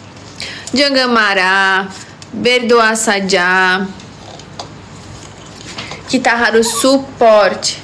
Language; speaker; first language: Indonesian; non-native, learner; Portuguese